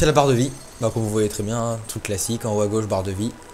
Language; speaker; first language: French; native; French